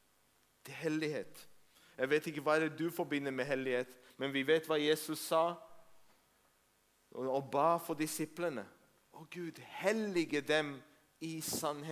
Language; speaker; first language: Norwegian; non-native, fluent; Hebrew